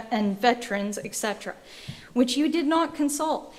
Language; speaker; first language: English; native; English